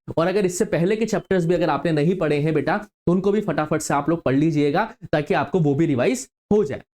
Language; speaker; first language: Hindi; native; Hindi